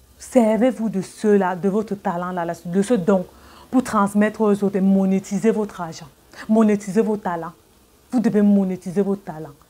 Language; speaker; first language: French; native; French